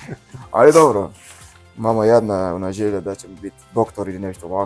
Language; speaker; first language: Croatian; non-native, learner; Arabic